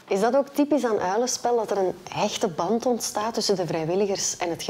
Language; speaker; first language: Dutch; native; Dutch